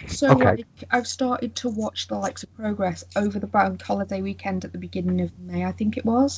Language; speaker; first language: English; native; English